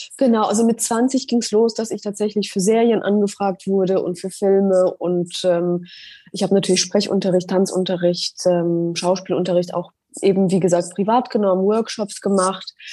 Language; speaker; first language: German; early bilingual, other home language; Polish